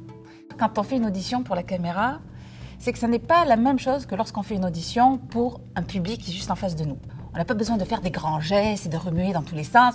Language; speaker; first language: French; native; French